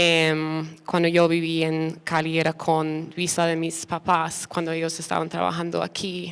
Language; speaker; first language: Spanish; early bilingual, other home language; English